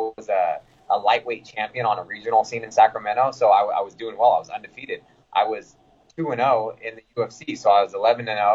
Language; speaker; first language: English; native; English